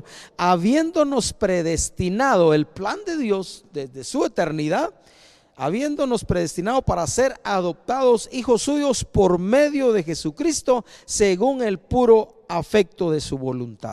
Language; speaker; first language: Spanish; native; Spanish